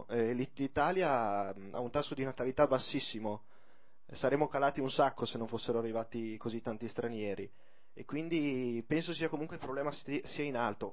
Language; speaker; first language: Italian; native; Italian